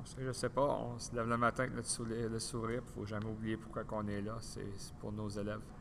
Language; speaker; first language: French; native; French